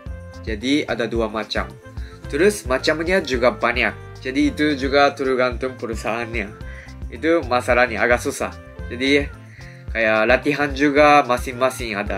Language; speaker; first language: Indonesian; non-native, fluent; Japanese